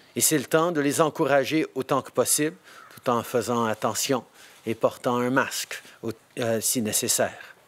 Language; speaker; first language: French; early bilingual, heritage; French